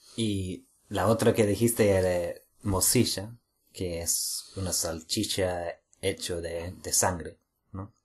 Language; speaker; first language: Spanish; non-native, fluent; English